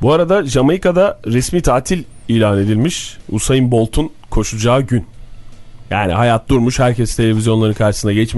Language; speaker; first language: Turkish; native; Turkish